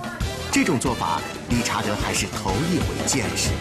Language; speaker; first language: Chinese; native; Chinese